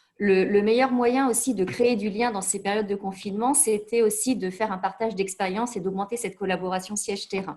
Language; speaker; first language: French; native; French